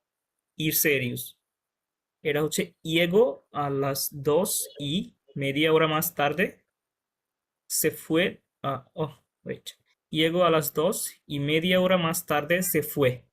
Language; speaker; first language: Spanish; non-native, fluent; Bangla